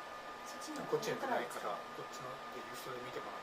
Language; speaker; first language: Japanese; native; Japanese